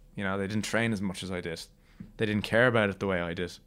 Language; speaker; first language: English; native; English